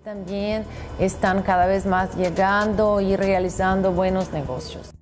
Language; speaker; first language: Spanish; non-native, fluent; Portuguese